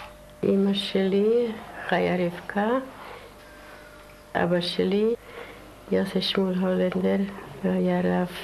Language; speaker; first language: Hebrew; non-native, fluent; Yiddish